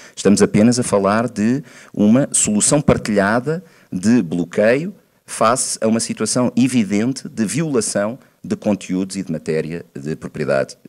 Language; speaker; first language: Portuguese; native; Portuguese